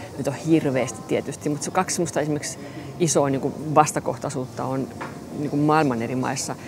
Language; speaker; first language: Finnish; non-native, local second language; Swedish